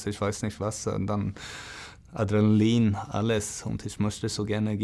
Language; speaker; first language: German; non-native, fluent; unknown